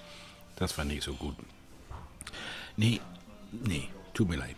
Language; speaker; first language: German; non-native, learner; English